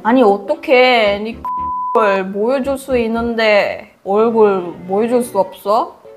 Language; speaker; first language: Korean; non-native, fluent; Filipino